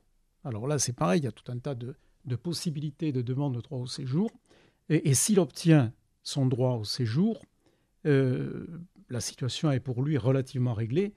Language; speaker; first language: French; native; French